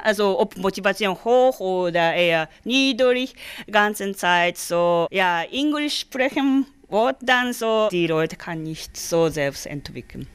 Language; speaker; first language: German; non-native, learner; Japanese